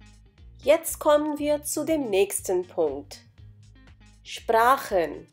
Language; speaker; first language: German; non-native, fluent; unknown